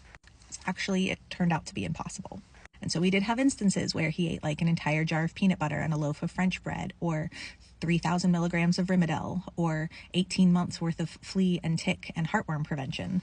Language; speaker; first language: English; native; English